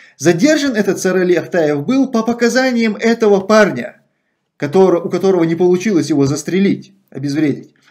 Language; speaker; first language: Russian; non-native, local second language; Chechen